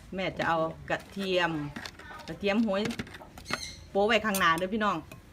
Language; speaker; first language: Thai; native; Thai